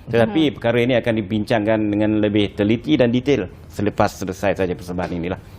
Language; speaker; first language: Malay; native; Malay